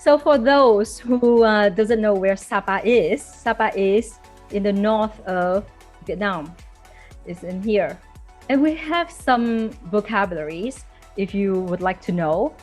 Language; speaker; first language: English; non-native, fluent; Vietnamese